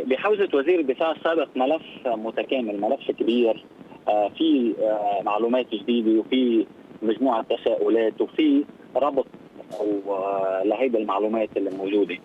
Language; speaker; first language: Arabic; native; Arabic